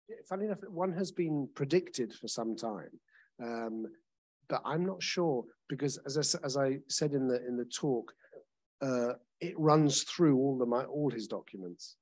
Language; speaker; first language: English; native; English